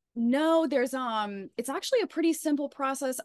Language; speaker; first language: English; native; English